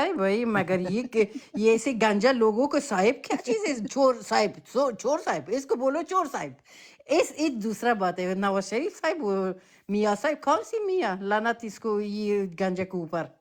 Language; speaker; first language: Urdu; non-native, fluent; Persian